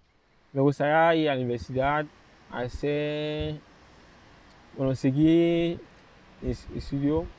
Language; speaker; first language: Spanish; non-native, fluent; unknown